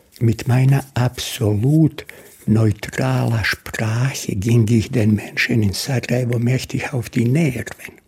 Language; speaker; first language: German; non-native, fluent; Bosnian